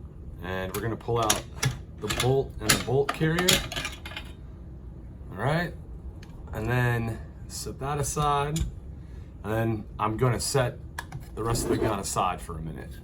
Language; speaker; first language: English; native; English